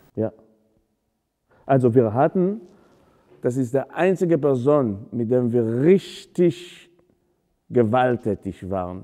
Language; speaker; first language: German; non-native, fluent; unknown